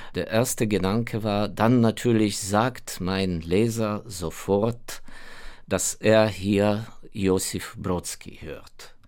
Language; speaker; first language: German; non-native, fluent; Ukrainian